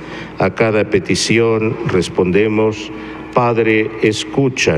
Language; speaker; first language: Spanish; native; Spanish